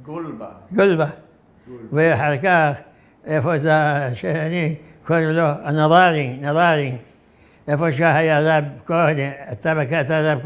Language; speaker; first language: Hebrew; non-native, fluent; Arabic